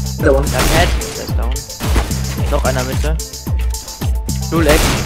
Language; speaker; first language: German; native; German